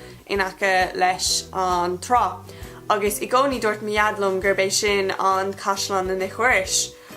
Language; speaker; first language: Irish; non-native, local second language; English